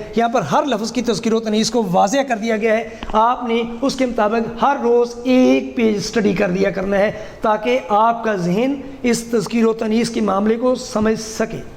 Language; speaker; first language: Urdu; non-native, local second language; Punjabi